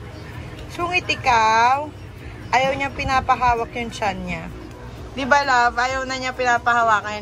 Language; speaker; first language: Filipino; native; Filipino